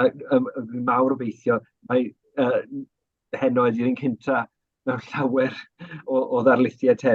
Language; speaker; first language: Welsh; native; Welsh